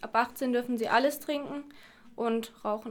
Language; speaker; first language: German; native; German